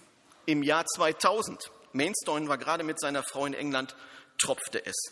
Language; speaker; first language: German; native; German